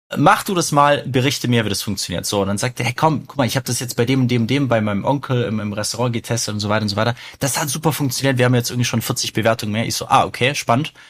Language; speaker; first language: German; early bilingual, other home language; Russian